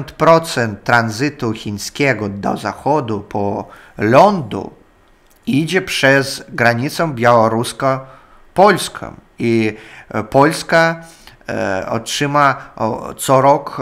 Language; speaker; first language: Polish; non-native, learner; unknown